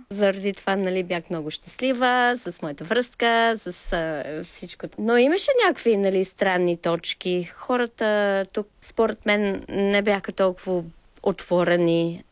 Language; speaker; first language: Bulgarian; non-native, fluent; English